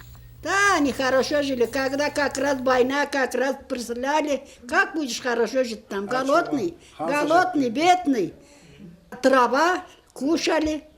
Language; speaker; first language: Russian; non-native, local second language; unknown